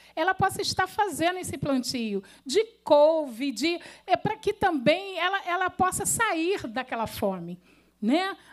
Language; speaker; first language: Portuguese; native; Portuguese